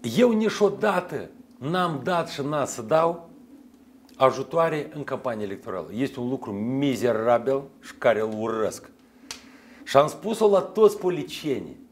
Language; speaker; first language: Romanian; native; Romanian